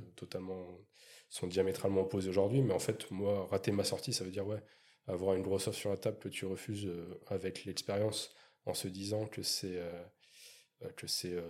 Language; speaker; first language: French; native; French